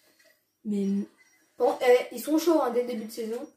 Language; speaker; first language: French; native; French